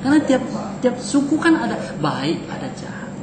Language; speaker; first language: Indonesian; native; Indonesian